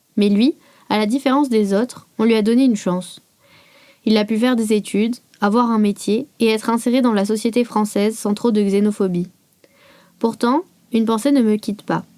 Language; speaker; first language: French; native; French